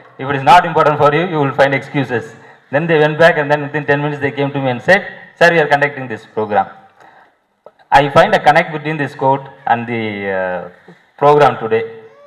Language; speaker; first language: English; non-native, local second language; Tamil